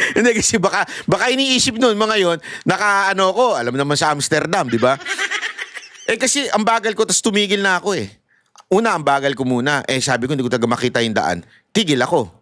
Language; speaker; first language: Filipino; native; Filipino